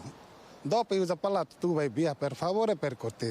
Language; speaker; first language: Italian; non-native, learner; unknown